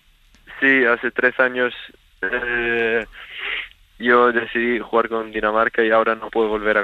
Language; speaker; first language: Spanish; early bilingual, other home language; Swedish